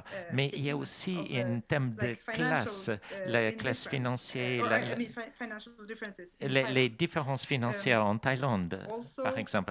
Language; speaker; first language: French; non-native, fluent; Swedish